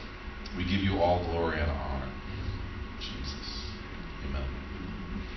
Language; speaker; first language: English; native; English